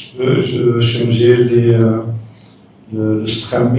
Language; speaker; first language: French; non-native, local second language; Dutch